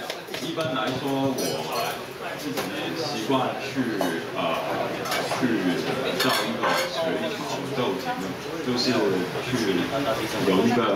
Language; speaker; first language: Chinese; non-native, local second language; Cantonese